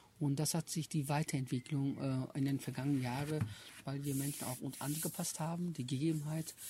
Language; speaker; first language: German; early bilingual, other home language; Turkish